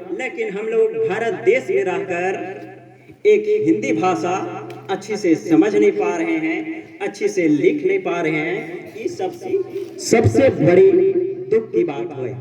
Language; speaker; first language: Hindi; non-native, local second language; Sadri